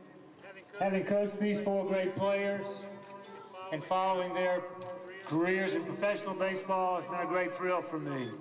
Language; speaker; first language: English; native; English